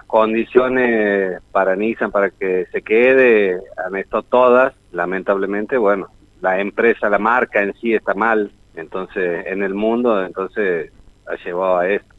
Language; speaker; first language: Spanish; native; Spanish